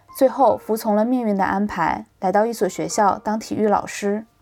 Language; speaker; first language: Chinese; native; Chinese